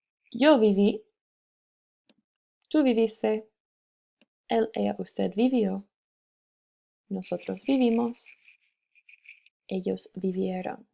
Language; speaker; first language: Spanish; non-native, fluent; English